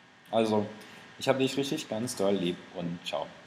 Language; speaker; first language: German; non-native, learner; English